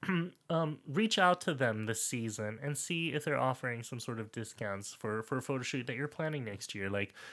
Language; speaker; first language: English; non-native, fluent; German